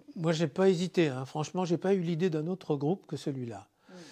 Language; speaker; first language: French; native; French